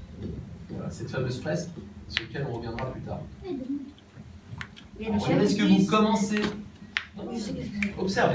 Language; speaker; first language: French; native; French